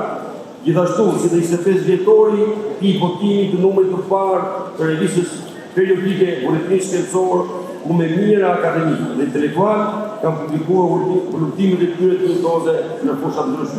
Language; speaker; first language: Albanian; native; Albanian